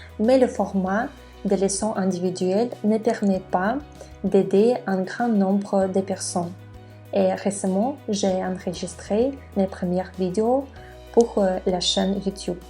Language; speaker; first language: French; non-native, fluent; Russian